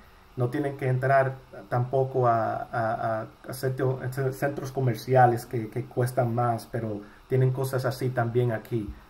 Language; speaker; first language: Spanish; early bilingual, heritage; Spanish